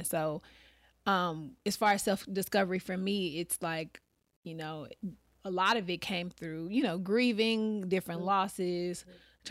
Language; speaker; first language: English; native; English